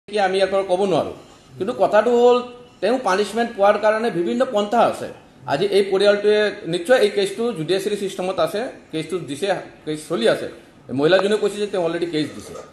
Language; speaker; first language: Assamese; non-native, local second language; Bangla